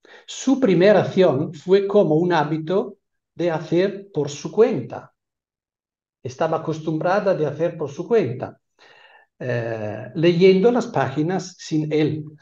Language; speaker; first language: Spanish; non-native, fluent; Italian